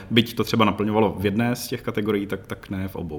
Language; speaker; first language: Czech; native; Czech